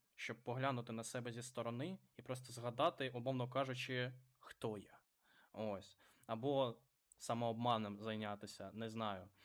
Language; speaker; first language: Ukrainian; non-native, local second language; Russian